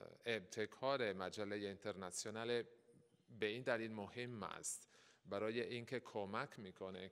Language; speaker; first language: Persian; non-native, fluent; Italian